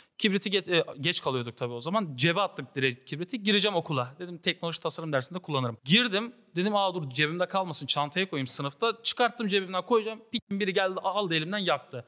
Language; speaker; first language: Turkish; native; Turkish